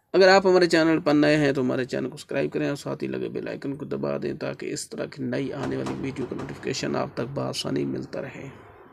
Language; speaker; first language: Urdu; native; Urdu